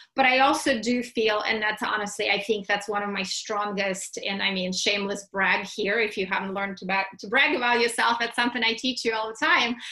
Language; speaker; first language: English; non-native, fluent; Russian